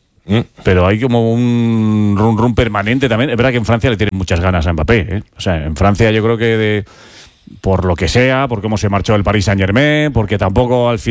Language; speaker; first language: Spanish; native; Spanish